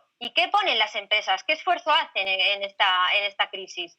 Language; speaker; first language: Spanish; native; Spanish